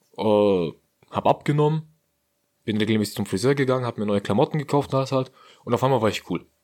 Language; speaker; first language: German; early bilingual, other home language; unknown